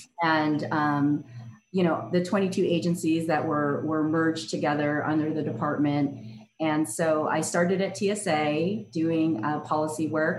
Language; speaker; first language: English; native; English